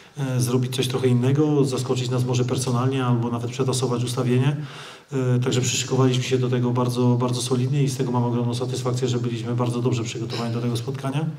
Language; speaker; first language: Polish; native; Polish